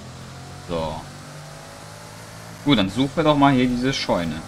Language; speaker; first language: German; native; German